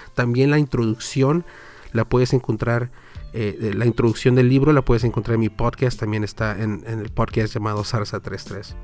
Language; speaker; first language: Spanish; early bilingual, heritage; Spanish